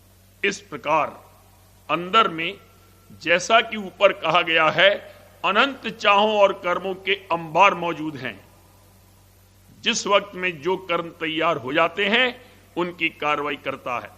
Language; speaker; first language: Hindi; native; Hindi